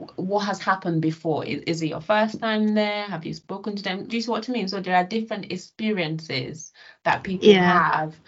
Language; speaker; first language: English; non-native, local second language; Yoruba